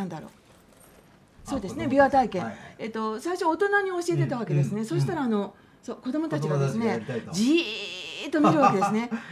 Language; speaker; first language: Japanese; native; Japanese